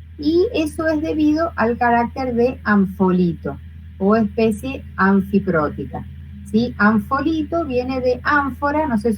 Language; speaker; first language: Spanish; native; Spanish